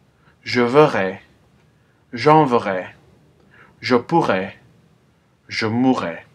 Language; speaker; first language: French; non-native, fluent; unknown